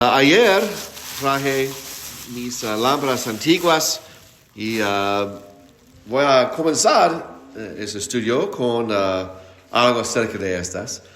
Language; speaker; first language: Spanish; non-native, fluent; English